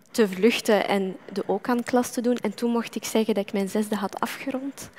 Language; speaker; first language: Dutch; non-native, fluent; Arabic